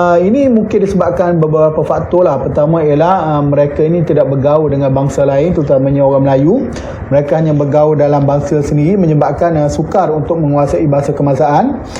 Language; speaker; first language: Malay; native; Malay